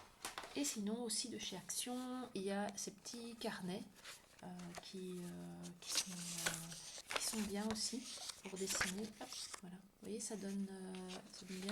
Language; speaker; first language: French; native; French